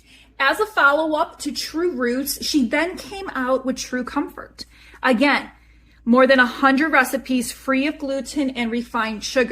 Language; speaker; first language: English; native; English